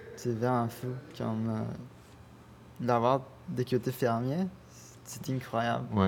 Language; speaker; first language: French; non-native, learner; Spanish